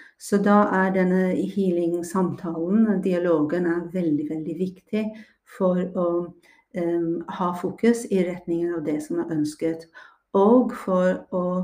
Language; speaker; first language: Norwegian; non-native, fluent; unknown